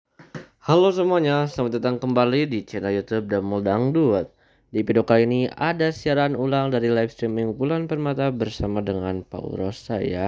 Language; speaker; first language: Indonesian; native; Indonesian